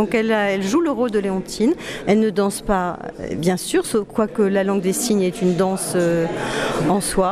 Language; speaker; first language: French; native; French